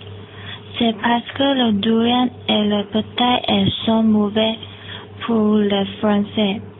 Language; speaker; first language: French; non-native, learner; Malay